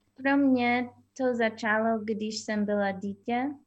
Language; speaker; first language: Czech; non-native, fluent; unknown